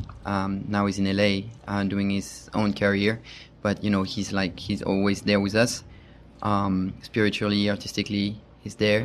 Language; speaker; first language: English; non-native, fluent; French